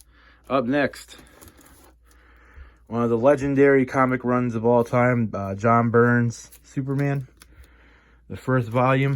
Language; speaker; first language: English; native; English